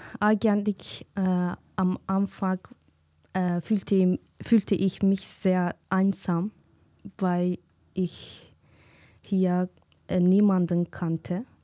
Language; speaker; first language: German; non-native, learner; Kurdish